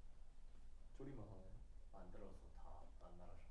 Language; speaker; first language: Korean; native; Korean